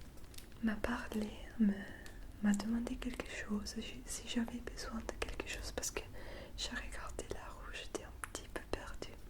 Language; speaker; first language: French; non-native, fluent; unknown